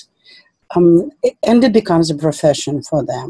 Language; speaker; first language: English; non-native, fluent; Russian